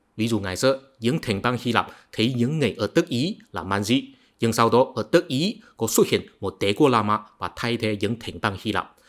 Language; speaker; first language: Vietnamese; non-native, fluent; Chinese